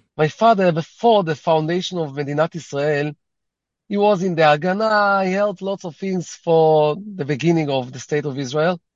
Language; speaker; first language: English; early bilingual, heritage; Hebrew